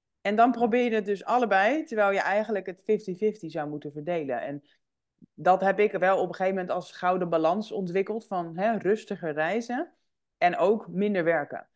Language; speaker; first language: Dutch; native; Dutch